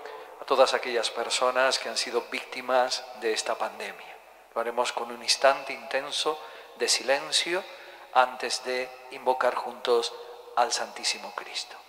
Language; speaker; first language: Spanish; native; Spanish